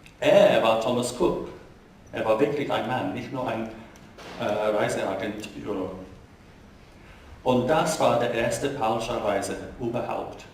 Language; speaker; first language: German; non-native, fluent; English